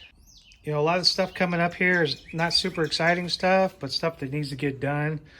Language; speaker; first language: English; native; English